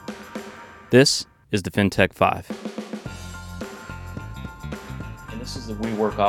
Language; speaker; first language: English; native; English